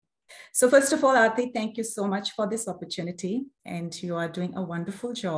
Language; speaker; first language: English; non-native, local second language; Urdu